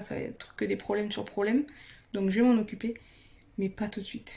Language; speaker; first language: French; native; French